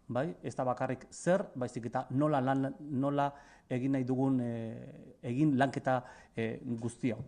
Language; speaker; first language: Basque; native; Basque